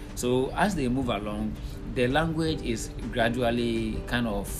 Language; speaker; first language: English; non-native, local second language; Akan